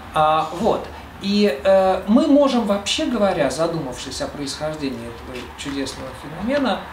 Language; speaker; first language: Russian; native; Russian